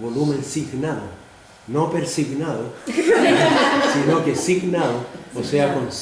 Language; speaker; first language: Spanish; native; Spanish